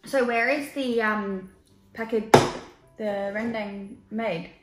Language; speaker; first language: English; native; English